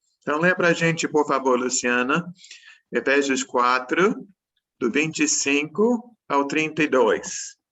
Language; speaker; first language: Portuguese; non-native, fluent; English